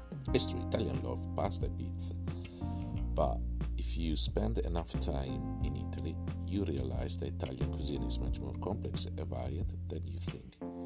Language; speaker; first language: English; non-native, fluent; Italian